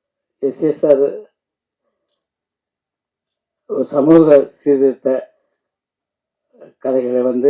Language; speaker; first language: Tamil; native; Tamil